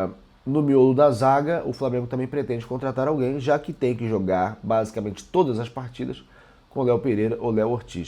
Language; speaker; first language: Portuguese; native; Portuguese